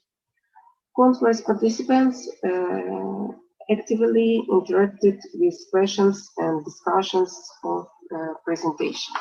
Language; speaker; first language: English; non-native, fluent; Ukrainian